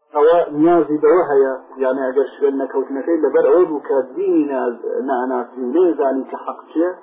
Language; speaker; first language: Central Kurdish; non-native, local second language; Gurani